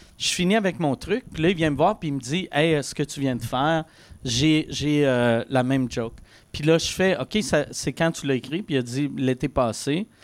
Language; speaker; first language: French; native; French